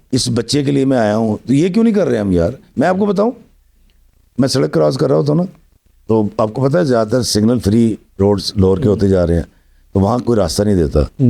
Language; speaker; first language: Urdu; non-native, local second language; Punjabi